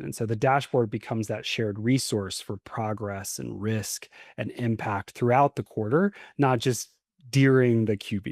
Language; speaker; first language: English; native; English